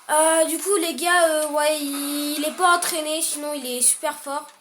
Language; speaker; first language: French; native; French